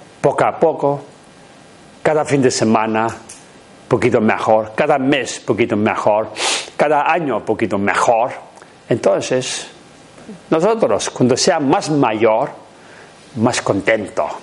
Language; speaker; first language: Spanish; non-native, learner; Tibetan